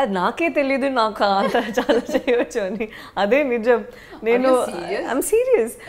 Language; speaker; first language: Telugu; non-native, learner; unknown